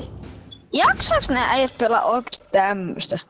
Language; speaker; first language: Finnish; native; Finnish